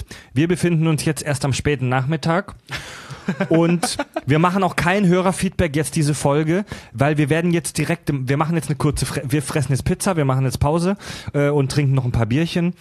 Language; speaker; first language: German; native; German